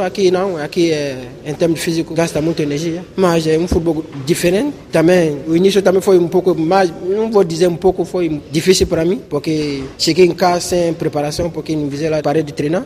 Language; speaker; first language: Portuguese; non-native, fluent; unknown